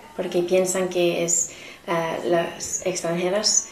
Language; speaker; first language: Spanish; non-native, learner; English